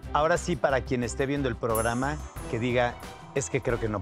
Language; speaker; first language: Spanish; native; Spanish